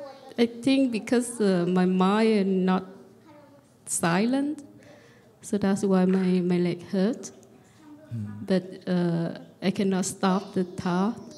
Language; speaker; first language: English; non-native, learner; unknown